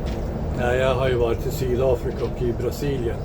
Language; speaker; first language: Swedish; non-native, fluent; English